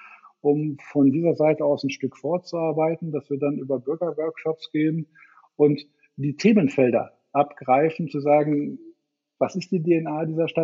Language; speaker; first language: German; native; German